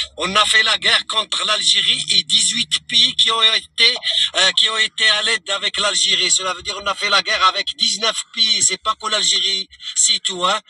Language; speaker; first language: French; non-native, local second language; Arabic